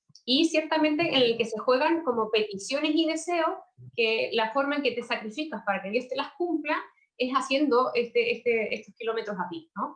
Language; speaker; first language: Spanish; native; Spanish